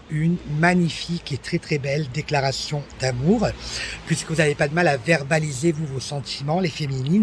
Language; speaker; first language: French; native; French